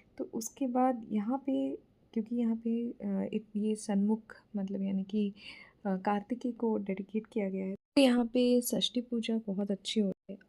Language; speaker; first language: Hindi; non-native, local second language; Bangla